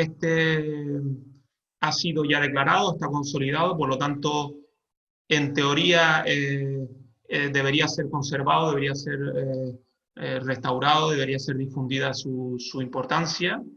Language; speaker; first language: Spanish; native; Spanish